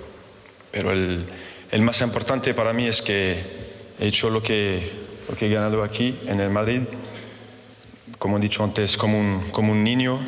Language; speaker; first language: Spanish; non-native, fluent; French